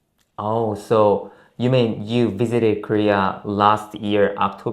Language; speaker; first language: English; non-native, fluent; Korean